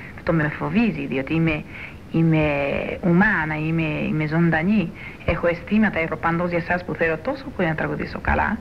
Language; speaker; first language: Greek; early bilingual, heritage; Greek